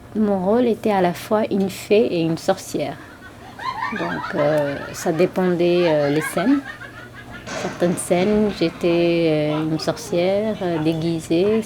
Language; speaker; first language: French; non-native, fluent; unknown